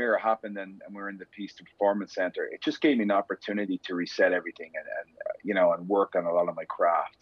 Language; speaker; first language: English; native; English